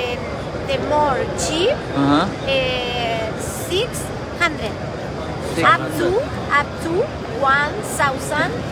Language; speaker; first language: English; non-native, learner; Spanish